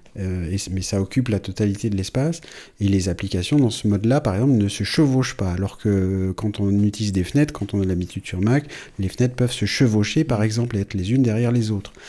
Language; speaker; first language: French; native; French